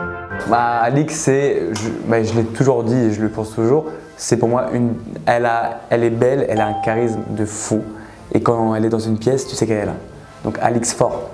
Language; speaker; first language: French; native; French